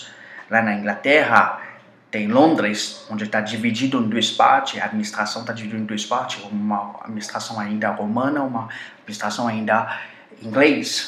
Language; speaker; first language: Portuguese; non-native, fluent; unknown